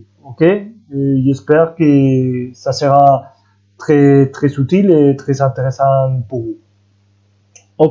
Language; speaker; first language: French; non-native, fluent; Spanish